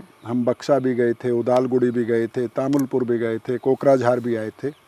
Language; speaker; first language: Hindi; native; Hindi